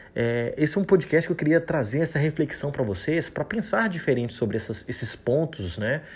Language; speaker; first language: Portuguese; native; Portuguese